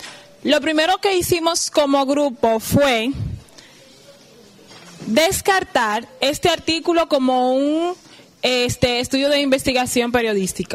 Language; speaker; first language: Spanish; native; Spanish